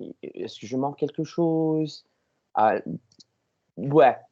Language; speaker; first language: French; non-native, learner; English